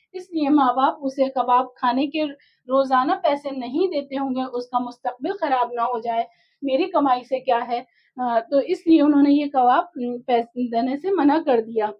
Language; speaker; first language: Urdu; native; Urdu